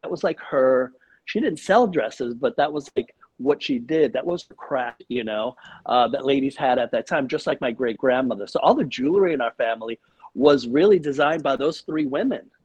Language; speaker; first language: English; early bilingual, other home language; Spanish